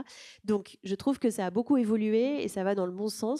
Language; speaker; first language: French; native; French